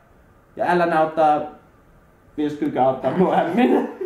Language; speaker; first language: Finnish; non-native, learner; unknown